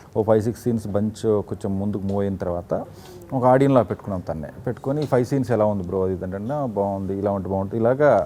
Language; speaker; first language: Telugu; native; Telugu